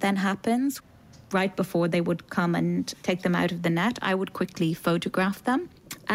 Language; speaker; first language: English; native; English